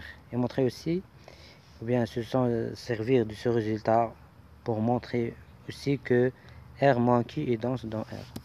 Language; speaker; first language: French; non-native, local second language; Arabic